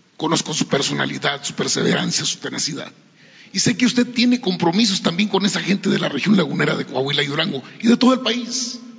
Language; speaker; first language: Spanish; native; Spanish